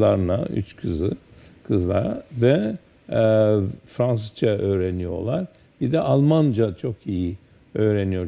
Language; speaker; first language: Turkish; early bilingual, heritage; Turkish